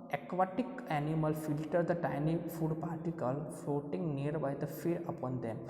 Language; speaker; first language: English; non-native, local second language; Gujarati